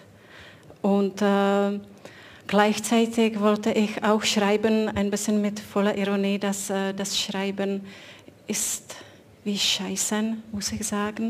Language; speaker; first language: German; non-native, fluent; Czech